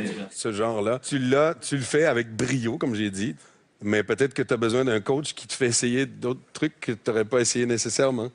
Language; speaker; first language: French; native; French